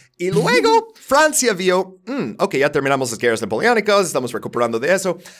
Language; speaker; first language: Spanish; non-native, fluent; English